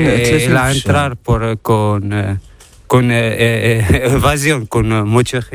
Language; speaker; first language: Spanish; non-native, learner; Arabic